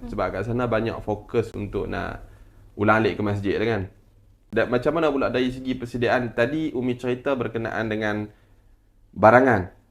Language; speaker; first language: Malay; native; Malay